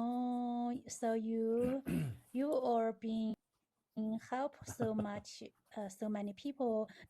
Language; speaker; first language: English; non-native, learner; Chinese